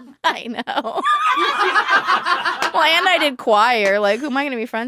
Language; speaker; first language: English; native; English